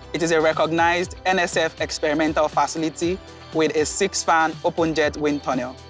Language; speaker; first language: English; non-native, local second language; Yoruba